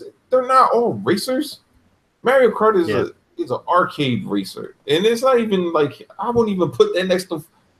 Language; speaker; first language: English; native; English